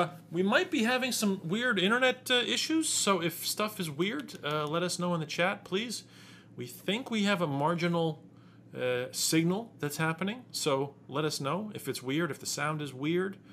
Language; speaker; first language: English; early bilingual, other home language; Ukrainian